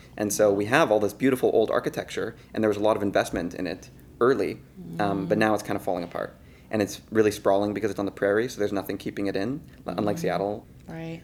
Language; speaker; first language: English; native; English